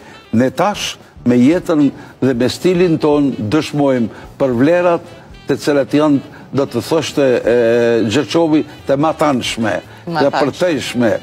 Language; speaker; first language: Albanian; native; Albanian